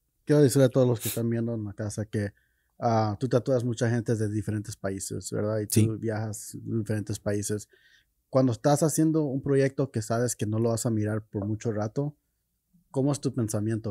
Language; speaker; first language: Spanish; early bilingual, heritage; Spanish